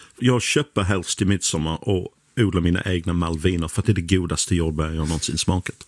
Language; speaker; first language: Swedish; non-native, fluent; English